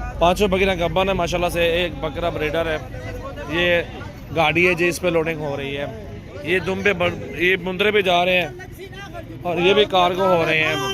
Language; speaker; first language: Urdu; non-native, local second language; Saraiki